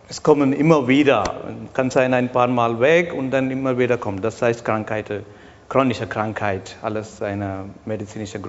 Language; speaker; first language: German; non-native, learner; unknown